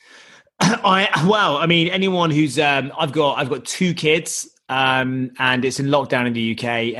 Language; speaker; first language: English; native; English